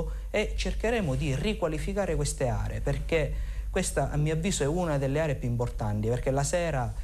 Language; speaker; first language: Italian; native; Italian